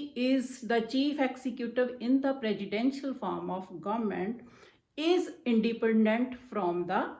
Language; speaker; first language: English; non-native, local second language; Punjabi